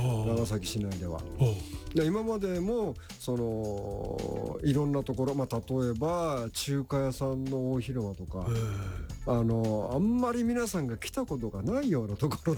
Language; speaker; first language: Japanese; native; Japanese